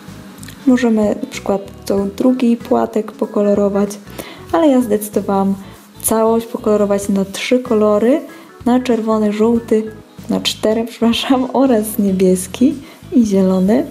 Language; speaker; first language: Polish; native; Polish